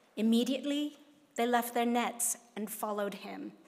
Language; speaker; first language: English; non-native, local second language; Cantonese